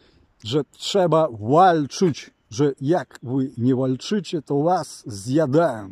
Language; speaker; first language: Polish; non-native, fluent; Ukrainian